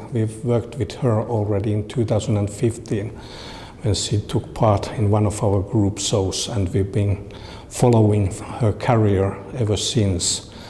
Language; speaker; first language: English; non-native, fluent; Finnish